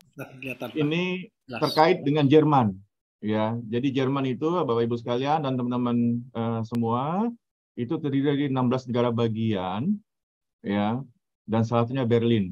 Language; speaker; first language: Indonesian; native; Indonesian